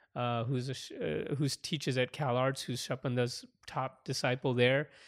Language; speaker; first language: English; early bilingual, other home language; Hindi